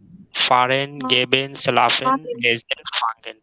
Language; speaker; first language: German; non-native, learner; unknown